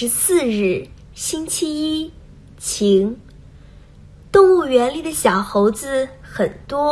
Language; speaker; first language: Chinese; non-native, learner; Vietnamese